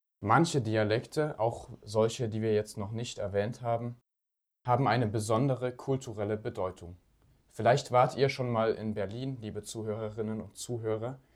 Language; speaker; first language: German; native; German